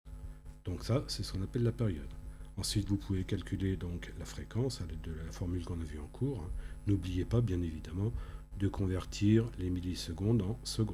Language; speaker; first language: French; native; French